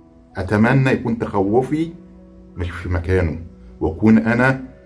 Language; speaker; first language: Arabic; native; Arabic